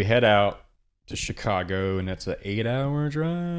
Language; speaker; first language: English; native; English